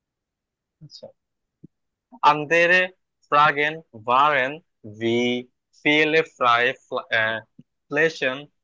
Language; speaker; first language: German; non-native, learner; Bangla